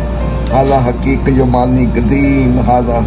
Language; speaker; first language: Arabic; non-native, learner; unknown